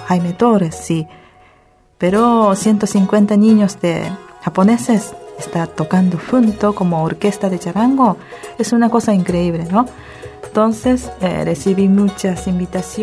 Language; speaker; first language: Spanish; early bilingual, other home language; Japanese